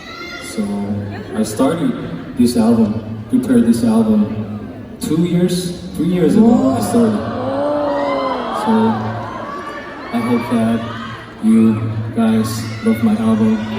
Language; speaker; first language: English; non-native, learner; Korean